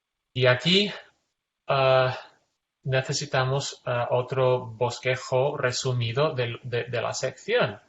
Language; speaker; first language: Spanish; non-native, fluent; English